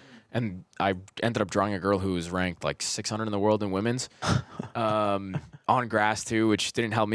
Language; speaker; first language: English; early bilingual, heritage; Persian